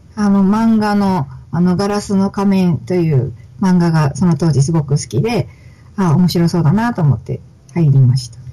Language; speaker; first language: Japanese; native; Japanese